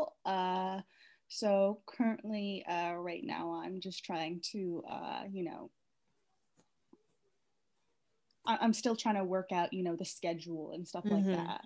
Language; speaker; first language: English; native; English